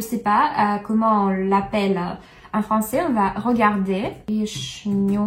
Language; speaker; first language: French; non-native, fluent; Russian